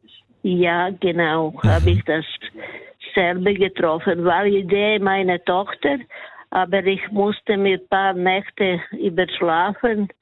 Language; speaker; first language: German; non-native, learner; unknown